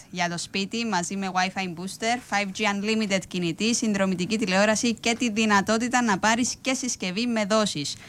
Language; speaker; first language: Greek; native; Greek